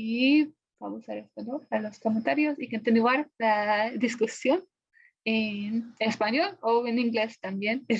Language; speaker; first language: Spanish; non-native, fluent; English